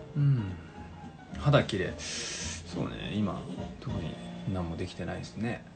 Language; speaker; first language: Japanese; native; Japanese